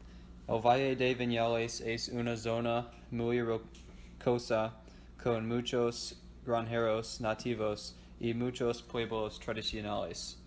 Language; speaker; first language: Spanish; non-native, learner; English